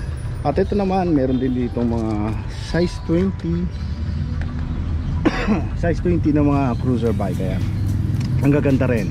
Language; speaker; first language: Filipino; native; Filipino